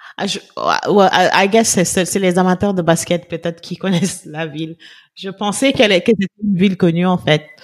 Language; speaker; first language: French; non-native, local second language; Wolof